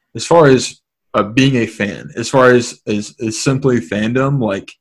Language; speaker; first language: English; native; English